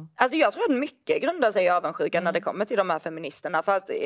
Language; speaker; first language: Swedish; native; Swedish